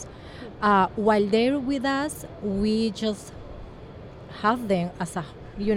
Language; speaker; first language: English; non-native, learner; Spanish